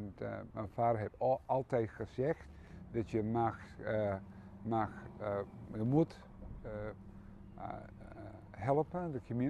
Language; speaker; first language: Dutch; early bilingual, heritage; English